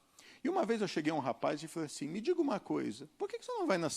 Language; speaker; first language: Portuguese; native; Portuguese